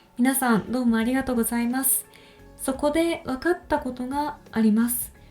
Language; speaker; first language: Japanese; native; Japanese